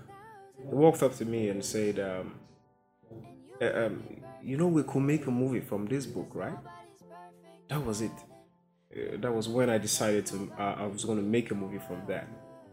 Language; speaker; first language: English; non-native, local second language; Igbo